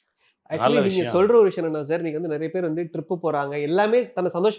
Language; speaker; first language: Tamil; native; Tamil